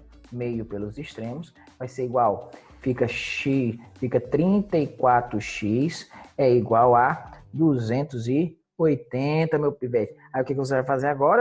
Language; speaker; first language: Portuguese; native; Portuguese